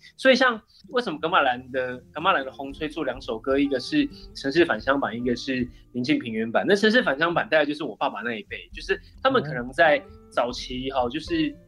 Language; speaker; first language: Chinese; non-native, local second language; Min Nan Chinese